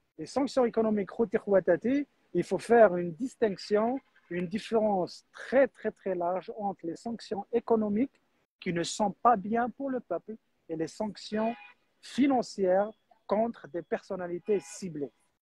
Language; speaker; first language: French; non-native, local second language; Arabic